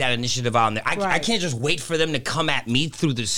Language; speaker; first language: English; early bilingual, other home language; Greek